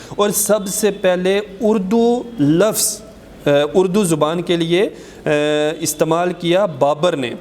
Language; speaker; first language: Urdu; non-native, local second language; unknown